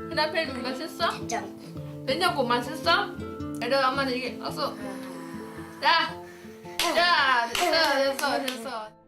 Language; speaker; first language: Korean; non-native, learner; Vietnamese